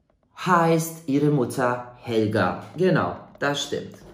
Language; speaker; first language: German; non-native, fluent; Serbian